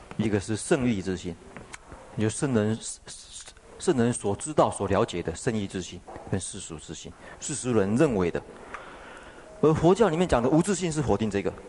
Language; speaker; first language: Chinese; native; Chinese